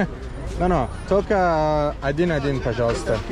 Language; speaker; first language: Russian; non-native, learner; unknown